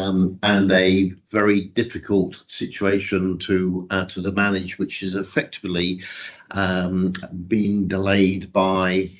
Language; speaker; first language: English; native; English